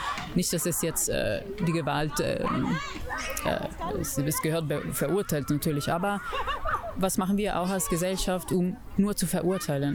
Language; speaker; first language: German; non-native, fluent; Italian